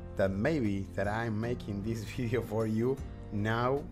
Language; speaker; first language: English; non-native, fluent; Spanish